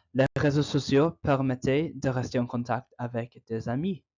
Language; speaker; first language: French; non-native, learner; English